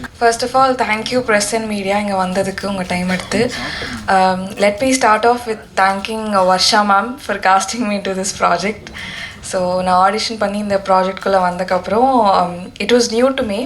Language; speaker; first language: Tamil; non-native, learner; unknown